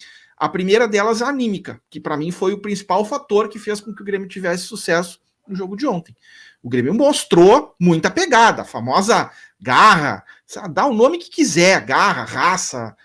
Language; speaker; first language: Portuguese; native; Portuguese